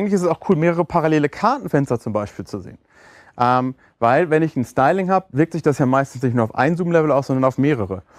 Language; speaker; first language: German; native; German